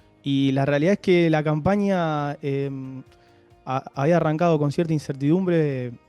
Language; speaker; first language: Spanish; native; Spanish